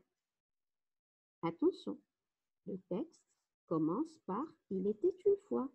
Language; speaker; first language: French; non-native, local second language; Arabic